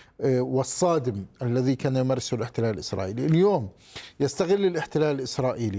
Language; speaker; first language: Arabic; native; Arabic